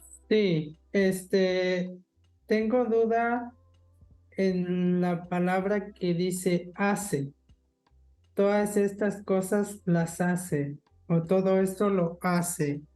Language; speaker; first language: Spanish; non-native, local second language; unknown